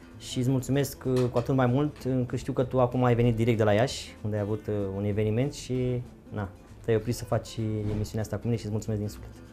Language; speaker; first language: Romanian; native; Romanian